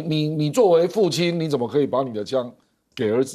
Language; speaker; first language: Chinese; native; Chinese